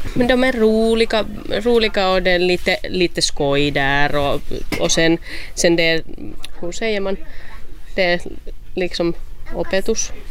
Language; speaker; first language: Swedish; non-native, local second language; Finnish